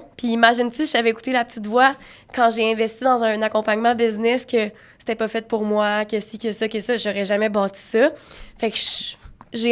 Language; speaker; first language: French; native; French